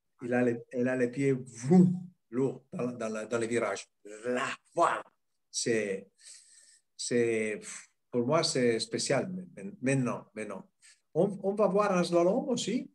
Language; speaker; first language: French; non-native, fluent; Italian